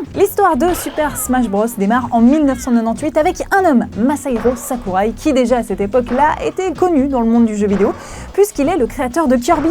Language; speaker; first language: French; native; French